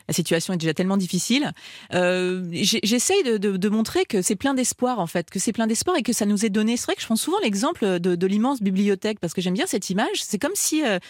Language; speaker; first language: French; native; French